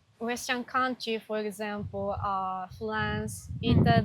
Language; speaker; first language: English; non-native, learner; Japanese